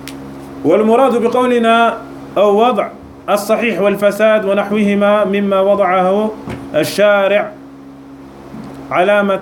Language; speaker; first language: Arabic; non-native, fluent; French